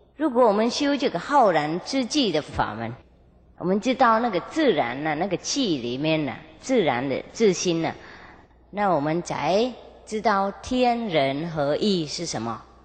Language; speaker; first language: Chinese; non-native, fluent; Vietnamese